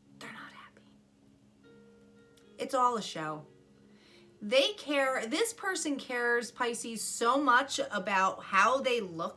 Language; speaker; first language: English; native; English